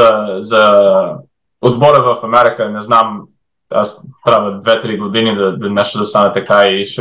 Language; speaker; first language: Bulgarian; early bilingual, heritage; English